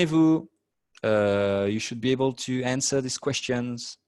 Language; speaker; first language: French; native; French